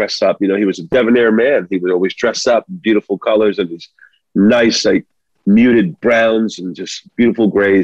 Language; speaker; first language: English; early bilingual, other home language; Spanish